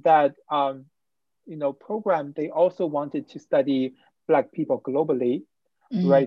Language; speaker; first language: English; non-native, fluent; Chinese